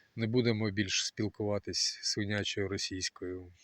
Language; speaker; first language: Ukrainian; non-native, local second language; Russian